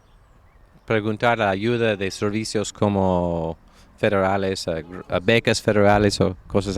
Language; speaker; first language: Spanish; non-native, learner; English